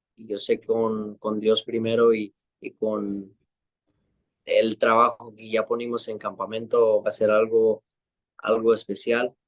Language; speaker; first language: Spanish; early bilingual, other home language; English